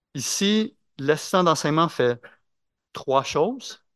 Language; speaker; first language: French; native; French